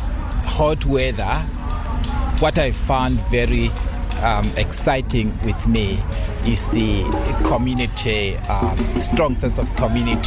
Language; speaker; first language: English; non-native, local second language; Shona